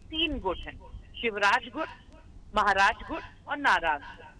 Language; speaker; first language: Hindi; native; Hindi